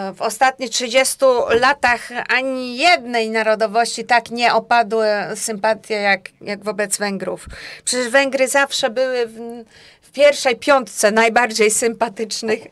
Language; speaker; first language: Polish; non-native, fluent; Hungarian